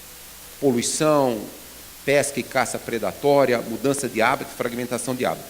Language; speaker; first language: Portuguese; native; Portuguese